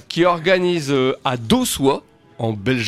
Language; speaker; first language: French; native; French